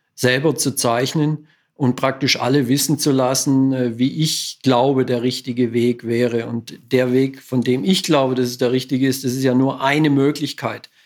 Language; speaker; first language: German; native; German